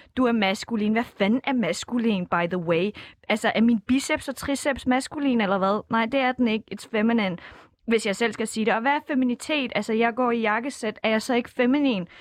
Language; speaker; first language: Danish; early bilingual, other home language; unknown